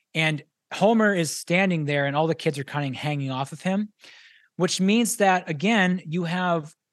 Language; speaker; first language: English; native; English